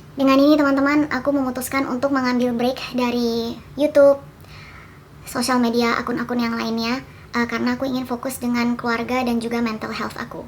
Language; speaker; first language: Indonesian; early bilingual, other home language; Korean